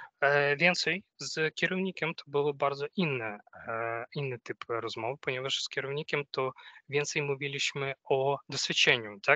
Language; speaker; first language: Polish; non-native, fluent; Ukrainian